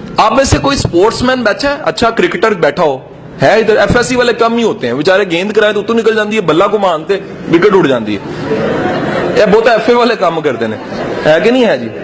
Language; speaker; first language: Urdu; non-native, local second language; Punjabi